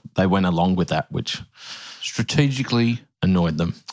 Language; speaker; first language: English; native; English